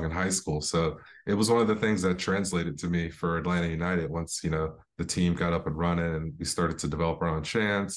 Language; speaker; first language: English; native; English